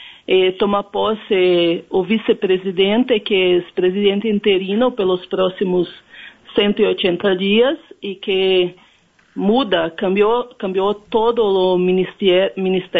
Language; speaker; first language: Spanish; non-native, learner; Portuguese